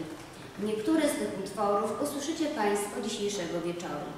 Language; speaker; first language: Polish; native; Polish